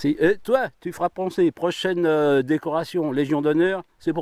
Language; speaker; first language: French; native; French